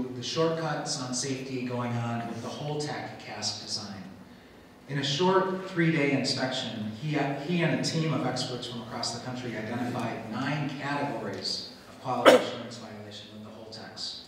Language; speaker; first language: English; native; English